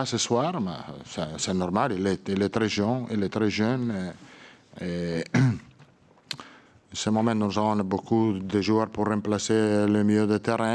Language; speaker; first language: French; non-native, learner; Italian